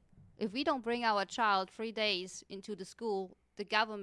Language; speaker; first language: English; non-native, fluent; German